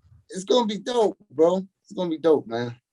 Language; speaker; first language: English; native; English